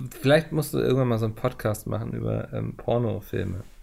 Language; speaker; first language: German; native; German